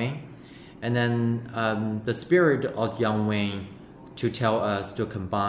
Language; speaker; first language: English; non-native, fluent; Chinese